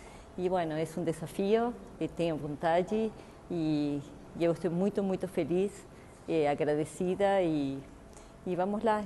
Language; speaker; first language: Portuguese; non-native, fluent; Spanish